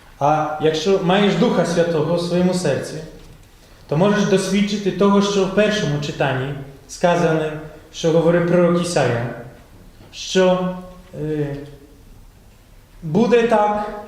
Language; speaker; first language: Ukrainian; non-native, fluent; Polish